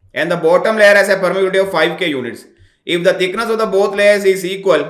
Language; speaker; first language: English; non-native, local second language; Malayalam